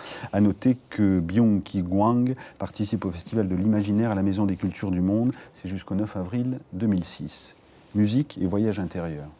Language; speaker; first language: French; native; French